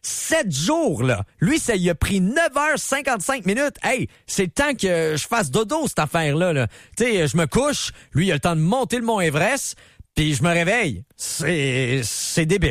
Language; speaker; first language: French; native; French